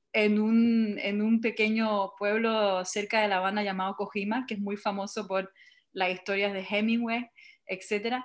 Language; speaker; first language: Spanish; early bilingual, heritage; English